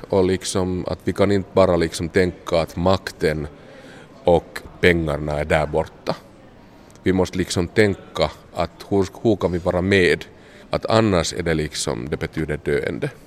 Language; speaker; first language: Swedish; non-native, local second language; Finnish